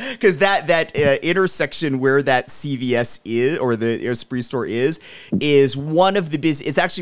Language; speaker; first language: English; native; English